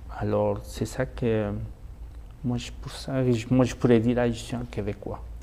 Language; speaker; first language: French; non-native, fluent; Spanish